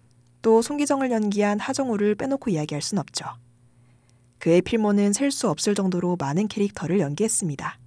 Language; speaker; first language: Korean; native; Korean